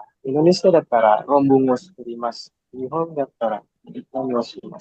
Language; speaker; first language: Japanese; non-native, learner; Indonesian